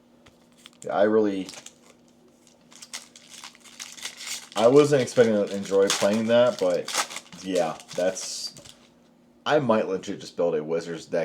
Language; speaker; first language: English; native; English